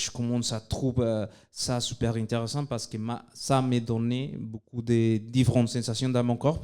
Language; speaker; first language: French; non-native, fluent; Spanish